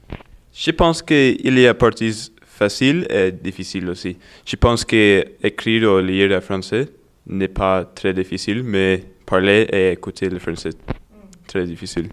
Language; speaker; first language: French; non-native, learner; English